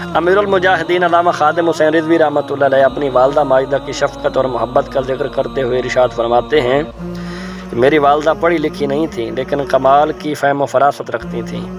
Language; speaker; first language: Urdu; non-native, local second language; Punjabi